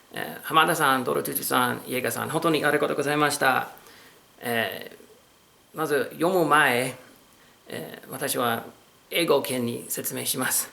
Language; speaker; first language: Japanese; non-native, learner; English